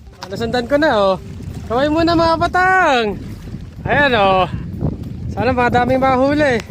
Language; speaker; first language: Filipino; native; Filipino